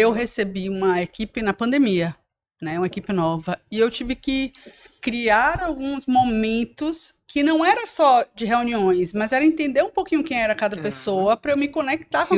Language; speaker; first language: Portuguese; native; Portuguese